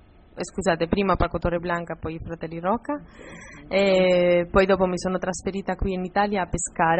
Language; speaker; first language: Italian; non-native, fluent; Spanish